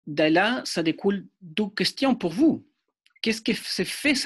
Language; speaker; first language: French; non-native, fluent; Spanish